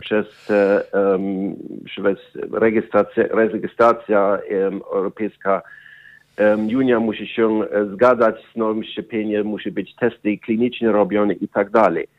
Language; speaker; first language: Polish; non-native, learner; German